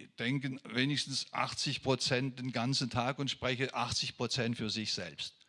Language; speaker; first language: German; non-native, fluent; French